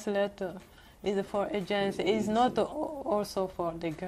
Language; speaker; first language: English; non-native, learner; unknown